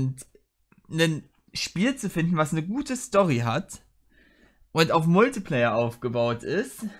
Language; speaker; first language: German; native; German